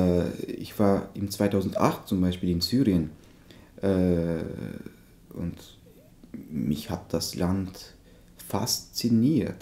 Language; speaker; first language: German; non-native, fluent; Turkish